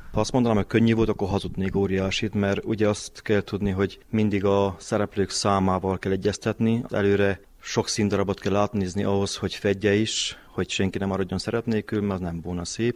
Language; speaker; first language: Hungarian; native; Hungarian